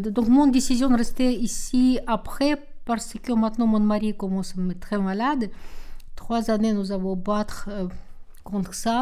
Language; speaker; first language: French; non-native, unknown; Russian